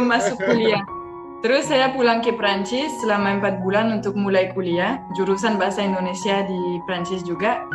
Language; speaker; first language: Indonesian; non-native, fluent; French